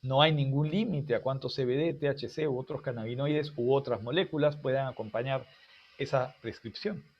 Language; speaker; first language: Spanish; native; Spanish